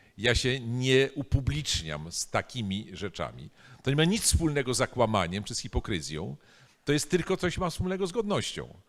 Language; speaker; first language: Polish; native; Polish